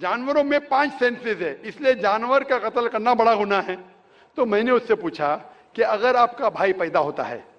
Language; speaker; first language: Hindi; native; Hindi